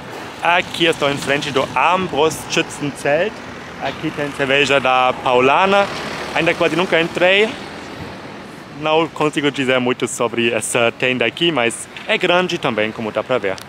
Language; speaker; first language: Portuguese; non-native, fluent; German